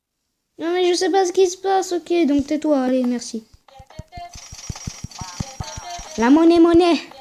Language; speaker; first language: French; native; French